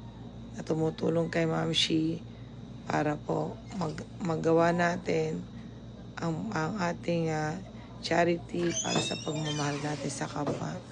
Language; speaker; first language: Filipino; native; Filipino